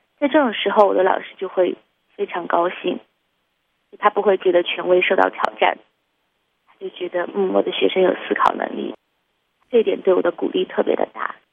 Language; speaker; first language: Chinese; native; Chinese